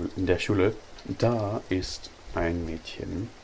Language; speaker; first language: German; non-native, learner; English